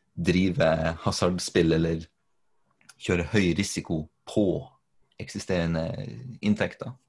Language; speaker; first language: Norwegian; native; Norwegian